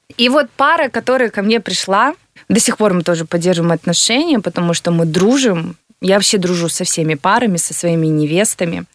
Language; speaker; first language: Russian; native; Russian